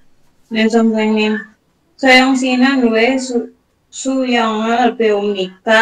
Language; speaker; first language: Korean; non-native, learner; Indonesian